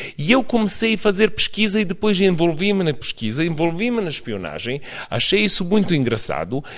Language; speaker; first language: Portuguese; non-native, fluent; Serbian